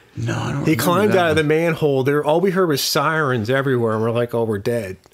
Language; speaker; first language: English; native; English